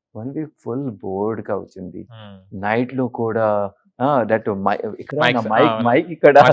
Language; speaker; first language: Telugu; non-native, learner; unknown